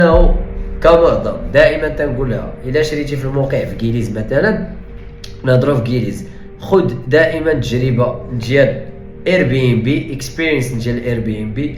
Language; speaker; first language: Arabic; native; Arabic